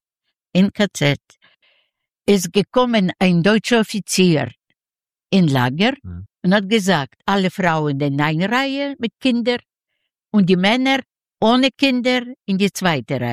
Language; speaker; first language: German; non-native, learner; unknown